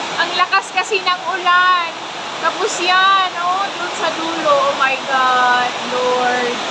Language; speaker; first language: Filipino; non-native, local second language; Cebuano